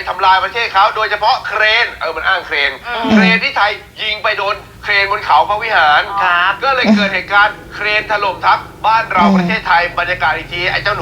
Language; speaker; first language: Thai; native; Thai